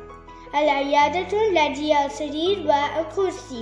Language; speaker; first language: Arabic; non-native, learner; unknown